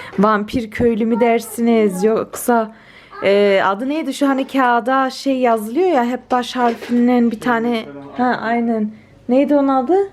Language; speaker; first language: Turkish; early bilingual, heritage; Turkish